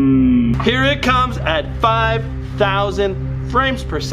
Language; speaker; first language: English; native; English